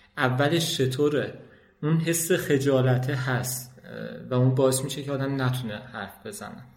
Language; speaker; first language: Persian; non-native, local second language; Azerbaijani